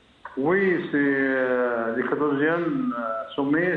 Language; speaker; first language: French; non-native, fluent; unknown